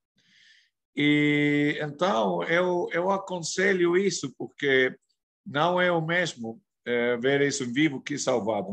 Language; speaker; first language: Portuguese; non-native, fluent; Spanish